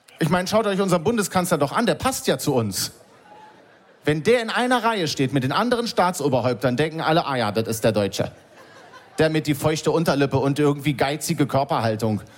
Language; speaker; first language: German; native; German